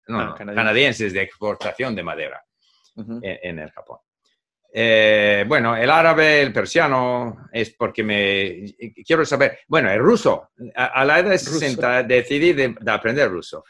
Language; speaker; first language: Spanish; non-native, fluent; English